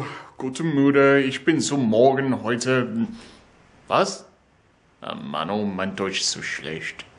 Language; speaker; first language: German; non-native, learner; English